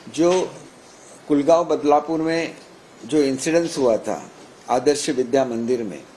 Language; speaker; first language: Hindi; non-native, local second language; Marathi